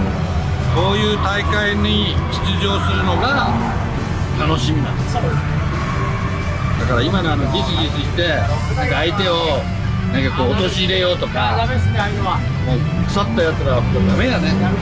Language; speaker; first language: Japanese; native; Japanese